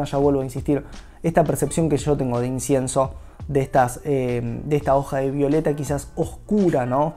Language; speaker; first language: Spanish; native; Spanish